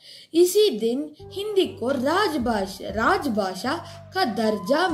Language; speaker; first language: Hindi; non-native, local second language; Tamil